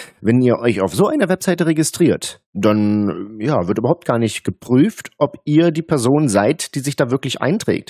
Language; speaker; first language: German; native; German